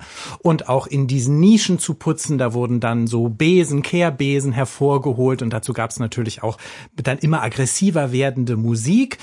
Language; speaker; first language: German; native; German